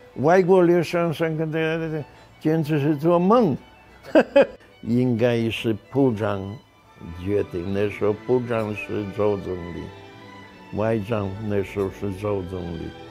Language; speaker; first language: Chinese; non-native, fluent; Polish